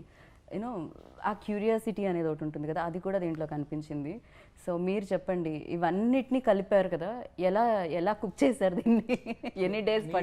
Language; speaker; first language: Telugu; native; Telugu